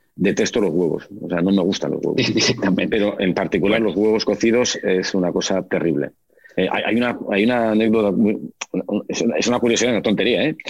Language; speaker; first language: Spanish; native; Spanish